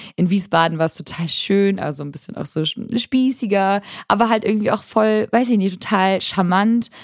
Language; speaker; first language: German; early bilingual, other home language; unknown